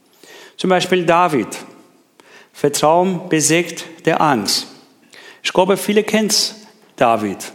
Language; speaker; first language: German; non-native, learner; Persian